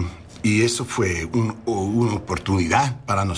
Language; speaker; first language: Spanish; early bilingual, heritage; Spanish